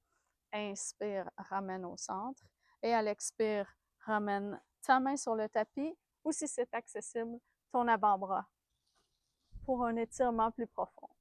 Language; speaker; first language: French; native; French